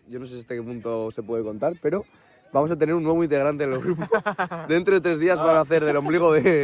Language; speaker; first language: Spanish; native; Spanish